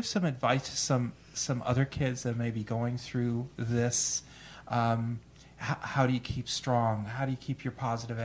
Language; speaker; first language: English; early bilingual, other home language; Italian